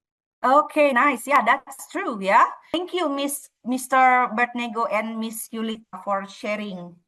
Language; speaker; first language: English; non-native, fluent; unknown